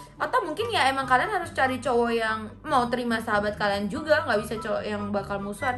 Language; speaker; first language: Indonesian; early bilingual, heritage; Indonesian